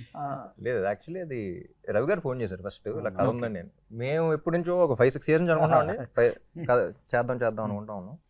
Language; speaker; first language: Telugu; native; Telugu